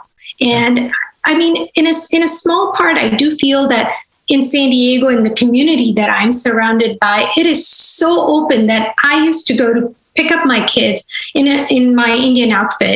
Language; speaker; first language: English; non-native, local second language; Gujarati